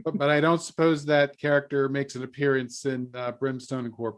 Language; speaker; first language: English; native; English